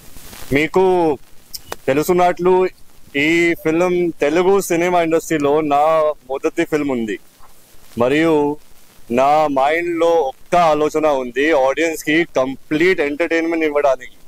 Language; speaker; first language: Telugu; non-native, learner; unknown